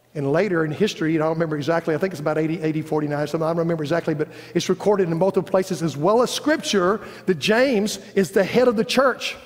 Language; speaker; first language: English; native; English